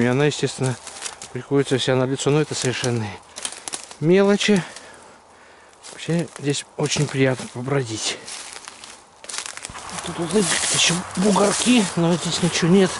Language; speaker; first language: Russian; native; Russian